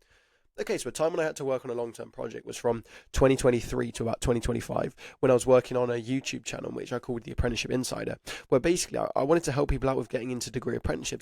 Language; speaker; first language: English; native; English